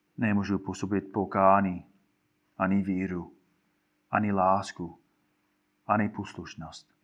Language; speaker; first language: Czech; non-native, fluent; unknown